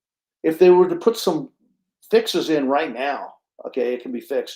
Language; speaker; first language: English; native; English